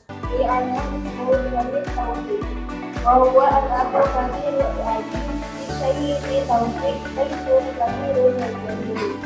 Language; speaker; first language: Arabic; non-native, learner; Indonesian